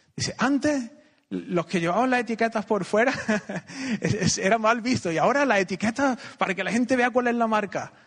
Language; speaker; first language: Spanish; native; Spanish